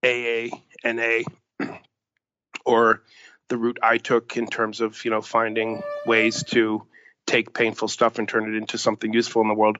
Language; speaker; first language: English; native; English